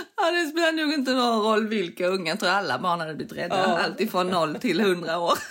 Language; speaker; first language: Swedish; early bilingual, other home language; Korean